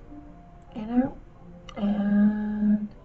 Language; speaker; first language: English; native; English